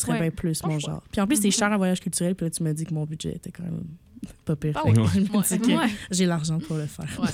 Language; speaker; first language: French; native; French